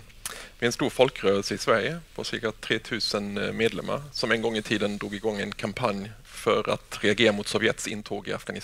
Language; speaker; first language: Swedish; native; Swedish